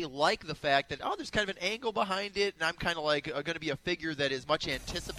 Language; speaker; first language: English; native; English